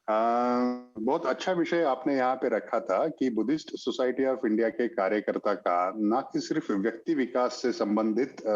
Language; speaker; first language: Hindi; non-native, local second language; Marathi